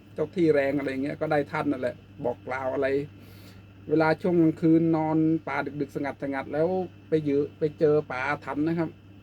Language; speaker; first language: Thai; non-native, local second language; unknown